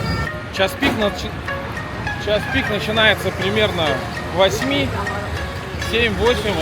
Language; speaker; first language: Russian; native; Russian